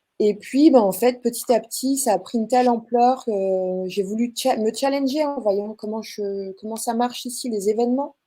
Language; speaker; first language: French; native; French